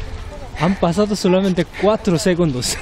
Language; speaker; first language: Spanish; non-native, fluent; Korean